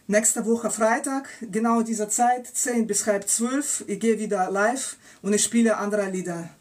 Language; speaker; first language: German; non-native, fluent; Russian